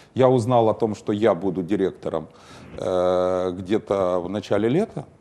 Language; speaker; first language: Russian; non-native, local second language; Ukrainian